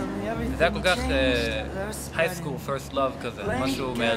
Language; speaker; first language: Hebrew; native; Hebrew